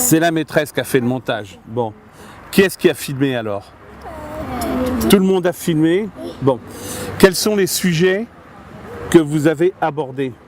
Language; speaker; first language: French; native; French